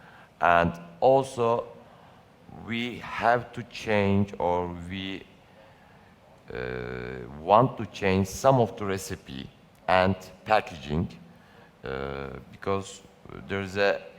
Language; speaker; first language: English; non-native, learner; Turkish